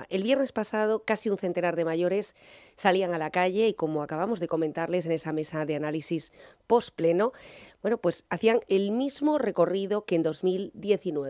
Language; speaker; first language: Spanish; native; Spanish